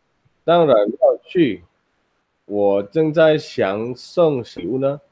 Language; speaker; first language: Chinese; non-native, learner; Indonesian